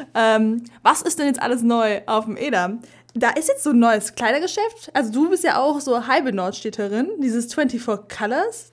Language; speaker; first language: German; early bilingual, other home language; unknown